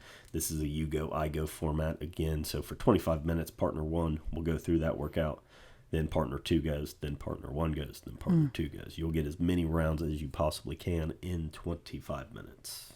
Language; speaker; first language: English; native; English